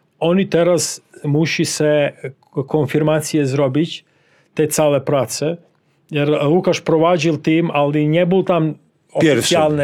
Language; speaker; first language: Polish; non-native, fluent; Serbian